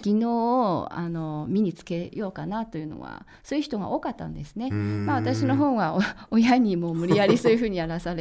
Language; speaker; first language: Japanese; non-native, fluent; Chinese